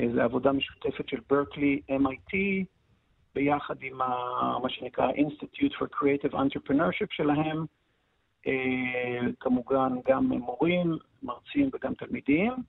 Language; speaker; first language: Hebrew; native; Hebrew